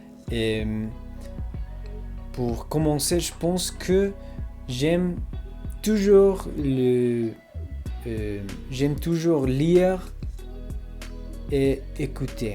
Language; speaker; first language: French; non-native, learner; English